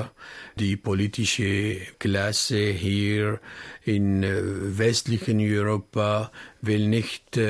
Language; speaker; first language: German; non-native, fluent; Arabic